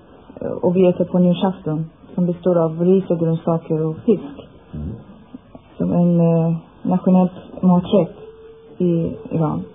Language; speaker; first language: Swedish; non-native, fluent; Persian